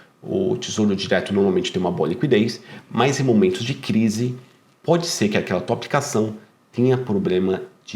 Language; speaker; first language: Portuguese; native; Portuguese